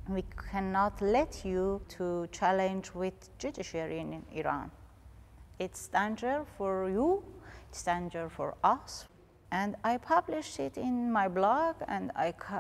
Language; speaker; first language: English; non-native, learner; Persian